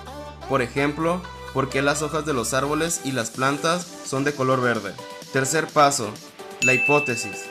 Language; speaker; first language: Spanish; native; Spanish